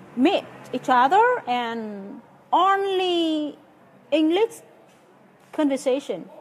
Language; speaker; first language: English; non-native, fluent; Vietnamese